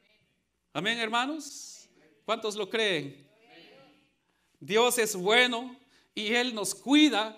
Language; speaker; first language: Spanish; native; Spanish